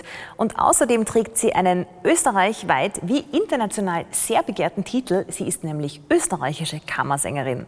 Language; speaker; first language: German; native; German